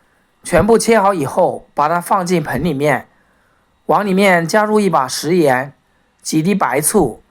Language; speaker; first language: Chinese; native; Chinese